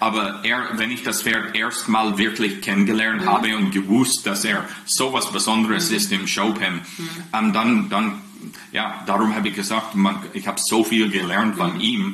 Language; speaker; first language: German; non-native, fluent; English